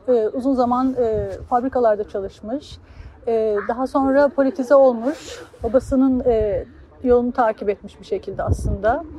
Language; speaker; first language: Turkish; native; Turkish